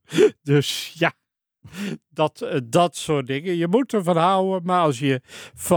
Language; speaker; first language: Dutch; native; Dutch